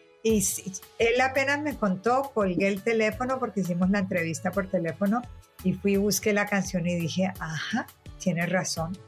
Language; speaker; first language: Spanish; native; Spanish